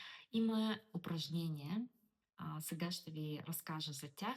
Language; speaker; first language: Bulgarian; non-native, learner; Russian